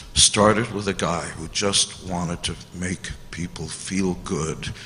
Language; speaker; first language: English; early bilingual, other home language; Hungarian